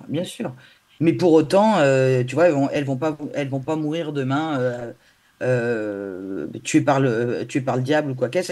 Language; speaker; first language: French; native; French